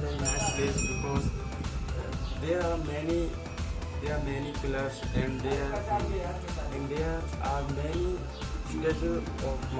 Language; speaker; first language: English; non-native, learner; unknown